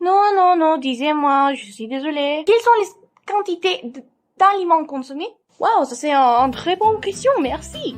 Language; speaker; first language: French; non-native, learner; Spanish